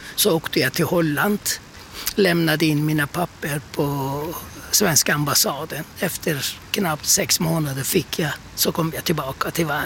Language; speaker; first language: Swedish; non-native, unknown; Turkish